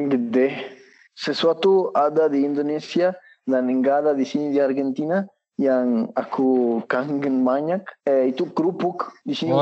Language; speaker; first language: Indonesian; non-native, learner; Spanish